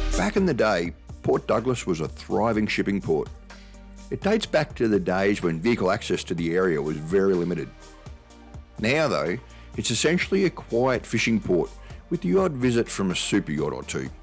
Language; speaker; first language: English; native; English